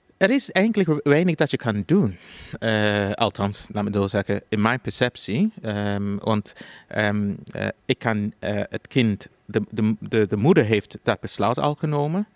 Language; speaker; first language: Dutch; non-native, fluent; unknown